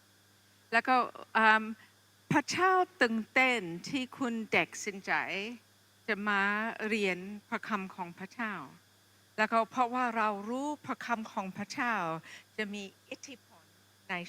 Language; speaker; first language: Thai; non-native, fluent; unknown